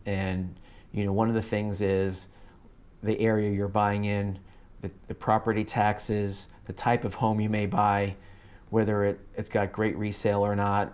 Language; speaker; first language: English; native; English